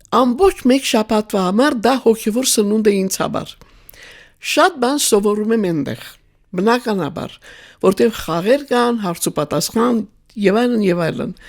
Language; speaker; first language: Armenian; native; Armenian